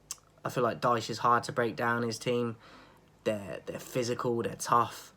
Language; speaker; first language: English; native; English